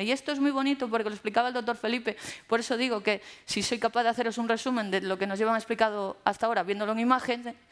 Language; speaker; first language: Spanish; native; Spanish